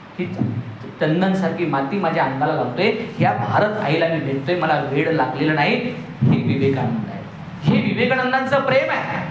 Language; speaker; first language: Marathi; native; Marathi